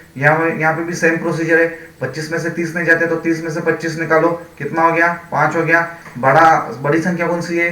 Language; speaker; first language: Hindi; non-native, local second language; Marathi